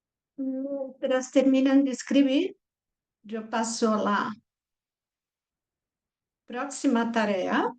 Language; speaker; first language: Spanish; non-native, fluent; Portuguese